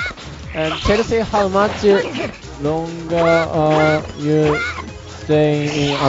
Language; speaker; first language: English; non-native, learner; Japanese